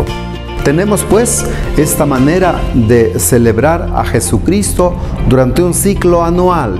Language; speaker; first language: Spanish; native; Spanish